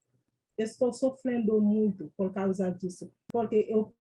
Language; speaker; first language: Portuguese; non-native, fluent; Haitian Creole